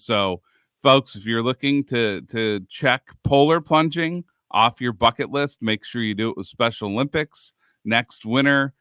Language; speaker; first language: English; native; English